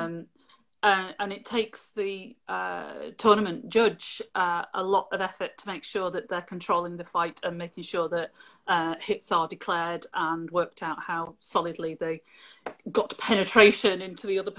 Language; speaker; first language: English; native; English